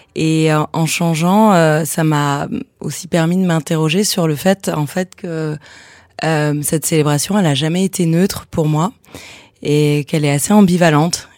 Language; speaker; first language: French; native; French